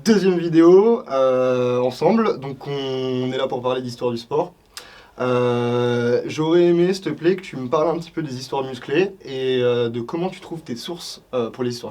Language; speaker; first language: French; native; French